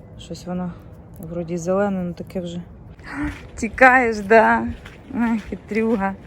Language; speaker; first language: Ukrainian; native; Ukrainian